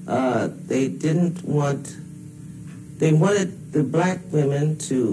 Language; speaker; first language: English; native; English